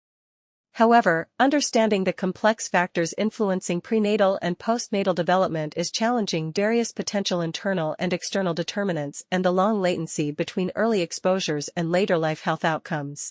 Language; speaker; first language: English; non-native, fluent; Chinese